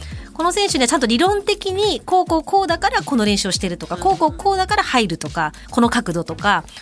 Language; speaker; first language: Japanese; native; Japanese